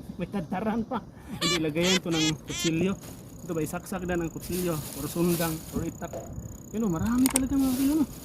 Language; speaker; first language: Filipino; non-native, local second language; Cebuano